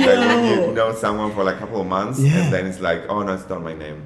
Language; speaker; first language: English; non-native, learner; Spanish